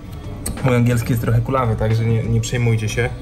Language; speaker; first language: Polish; native; Polish